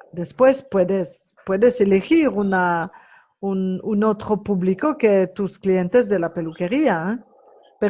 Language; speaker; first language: Spanish; non-native, fluent; French